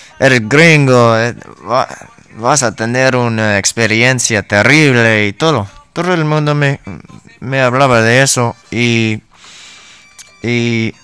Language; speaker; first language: Spanish; non-native, learner; English